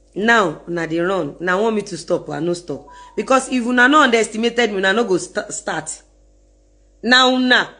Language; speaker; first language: Nigerian Pidgin; non-native, local second language; Yoruba